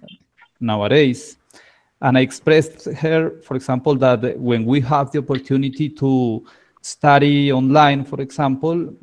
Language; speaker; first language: English; non-native, learner; Spanish